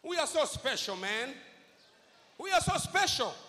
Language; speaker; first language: English; non-native, local second language; Swahili